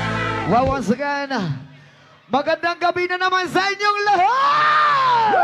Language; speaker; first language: Filipino; non-native, local second language; Cebuano